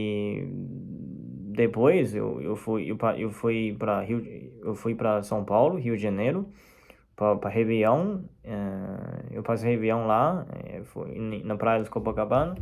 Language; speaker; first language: Portuguese; non-native, fluent; Chinese